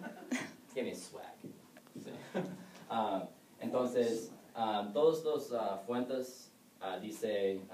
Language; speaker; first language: Spanish; non-native, learner; English